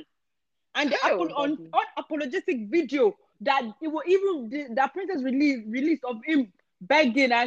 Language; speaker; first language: English; non-native, local second language; Yoruba